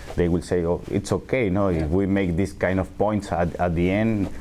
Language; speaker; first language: English; non-native, learner; Spanish